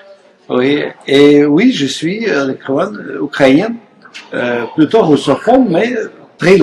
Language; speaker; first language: French; non-native, fluent; Russian